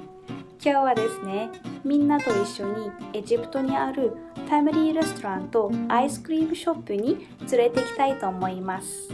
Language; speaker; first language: Japanese; non-native, fluent; Arabic